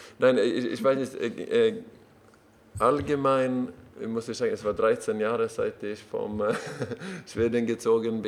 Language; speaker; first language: German; non-native, learner; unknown